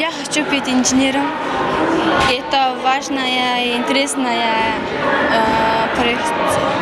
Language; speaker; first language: Russian; non-native, learner; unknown